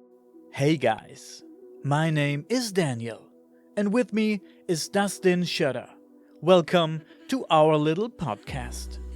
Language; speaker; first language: English; non-native, fluent; German